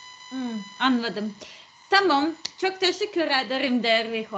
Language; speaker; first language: Turkish; non-native, learner; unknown